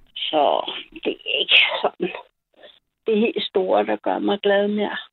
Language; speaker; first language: Danish; early bilingual, other home language; German